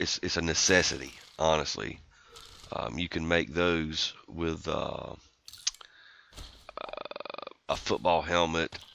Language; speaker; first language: English; native; English